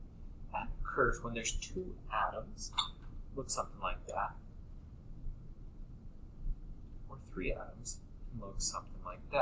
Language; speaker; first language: English; native; English